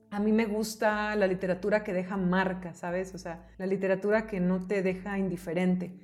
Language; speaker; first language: Spanish; native; Spanish